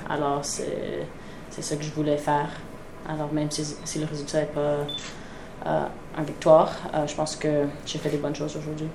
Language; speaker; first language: French; non-native, local second language; English